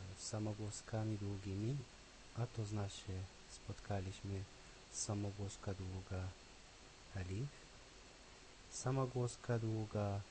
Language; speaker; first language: Polish; non-native, learner; Arabic